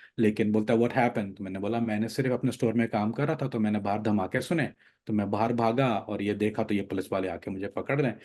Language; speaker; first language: Urdu; native; Urdu